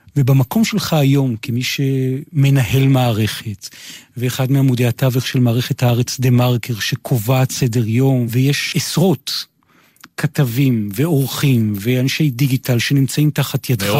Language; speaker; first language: Hebrew; native; Hebrew